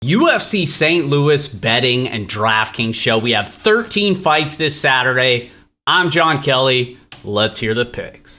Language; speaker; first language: English; native; English